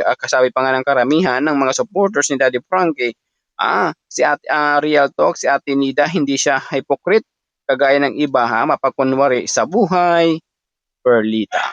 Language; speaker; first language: Filipino; non-native, local second language; Cebuano